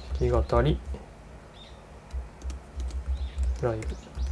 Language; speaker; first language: Japanese; native; Japanese